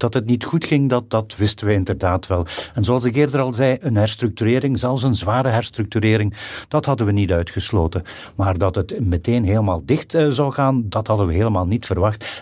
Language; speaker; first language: Dutch; native; Dutch